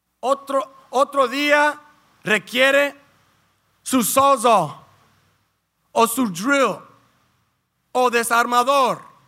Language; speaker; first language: Spanish; early bilingual, heritage; Spanish